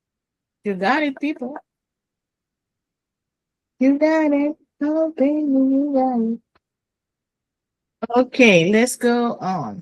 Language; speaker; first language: English; non-native, learner; Spanish